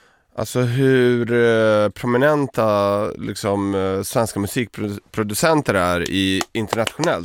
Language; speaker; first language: Swedish; native; Swedish